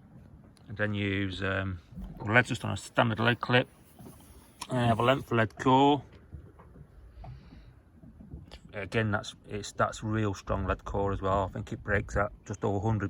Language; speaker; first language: English; native; English